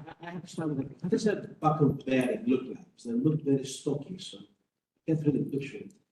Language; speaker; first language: English; non-native, fluent; Greek